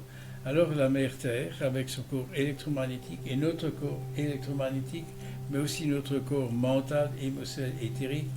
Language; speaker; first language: French; native; French